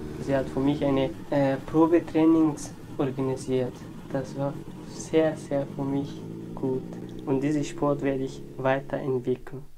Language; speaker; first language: German; non-native, learner; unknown